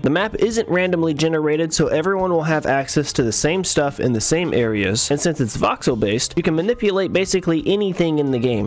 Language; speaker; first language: English; native; English